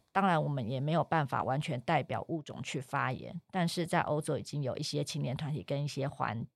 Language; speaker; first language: Chinese; native; Chinese